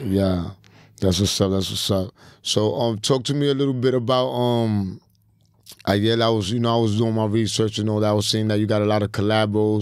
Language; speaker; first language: English; early bilingual, other home language; Spanish